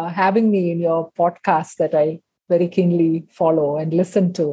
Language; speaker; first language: English; non-native, local second language; Tamil